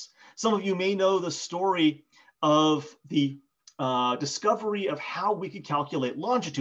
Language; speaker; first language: English; native; English